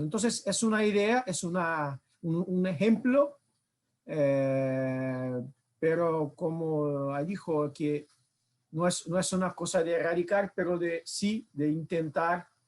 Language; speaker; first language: Spanish; non-native, fluent; Portuguese